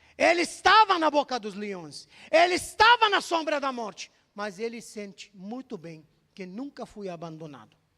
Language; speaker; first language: Portuguese; non-native, fluent; Arabic